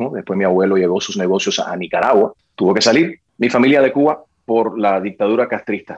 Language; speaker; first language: Spanish; early bilingual, heritage; Spanish